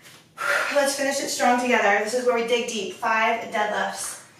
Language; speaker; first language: English; native; English